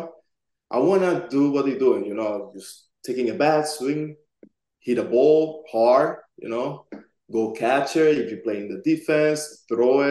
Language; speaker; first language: English; non-native, fluent; Spanish